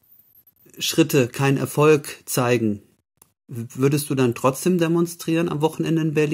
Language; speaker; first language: German; native; German